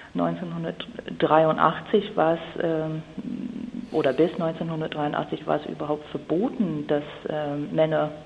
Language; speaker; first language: German; non-native, fluent; English